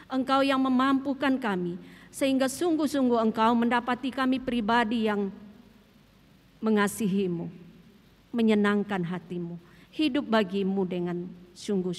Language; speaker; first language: Indonesian; native; Indonesian